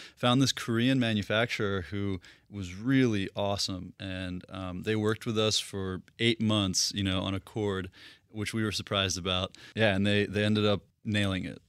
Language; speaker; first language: English; early bilingual, other home language; Russian